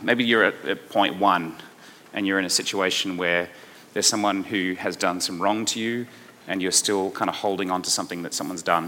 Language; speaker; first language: English; native; English